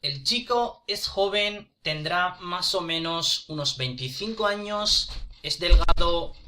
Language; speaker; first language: Spanish; non-native, fluent; Urdu